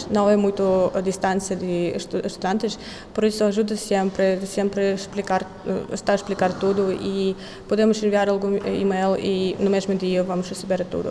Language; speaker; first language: Portuguese; non-native, learner; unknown